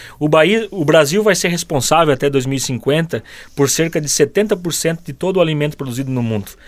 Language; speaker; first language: Portuguese; native; Portuguese